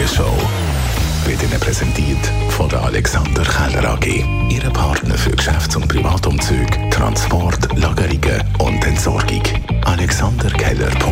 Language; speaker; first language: German; native; German